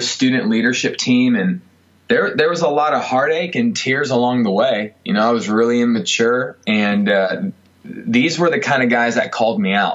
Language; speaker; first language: English; native; English